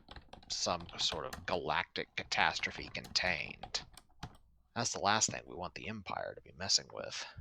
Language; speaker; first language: English; native; English